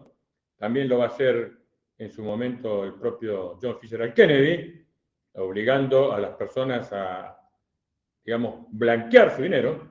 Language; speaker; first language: Spanish; native; Spanish